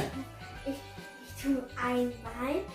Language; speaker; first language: German; early bilingual, other home language; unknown